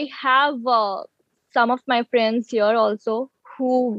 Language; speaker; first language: English; non-native, local second language; Gujarati